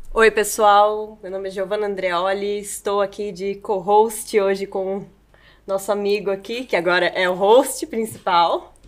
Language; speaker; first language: Portuguese; native; Portuguese